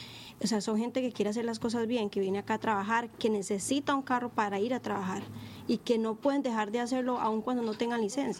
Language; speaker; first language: Spanish; native; Spanish